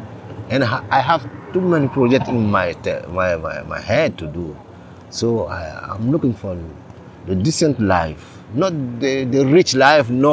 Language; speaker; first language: English; non-native, learner; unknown